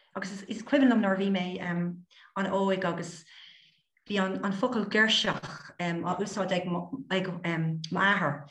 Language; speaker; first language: Irish; non-native, local second language; English